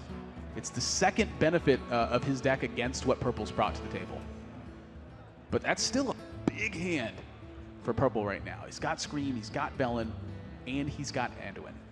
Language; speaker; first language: English; native; English